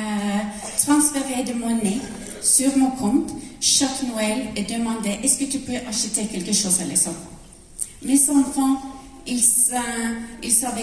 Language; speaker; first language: French; non-native, learner; Norwegian